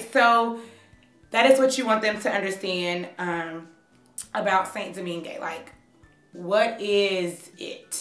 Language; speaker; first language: English; native; English